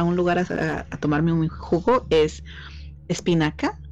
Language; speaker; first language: Spanish; native; Spanish